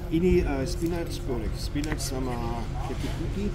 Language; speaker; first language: Indonesian; non-native, learner; German